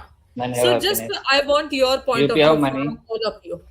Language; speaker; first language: English; non-native, fluent; Hindi